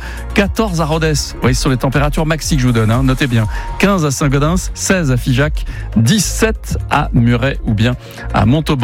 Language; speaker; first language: French; native; French